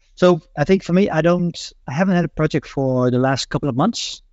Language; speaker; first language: English; non-native, fluent; Dutch